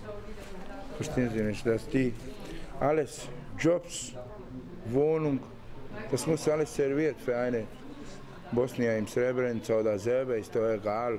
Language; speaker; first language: German; non-native, learner; Bosnian